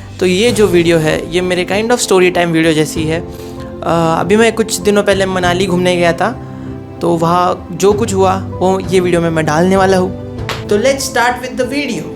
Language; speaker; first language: Hindi; non-native, local second language; Marathi